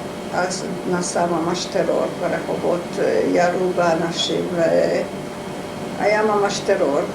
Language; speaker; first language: Hebrew; non-native, fluent; Hungarian